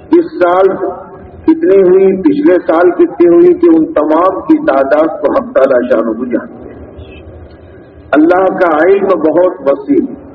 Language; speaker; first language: Urdu; native; Urdu